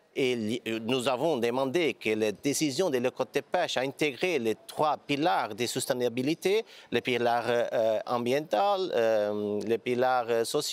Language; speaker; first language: French; non-native, learner; Portuguese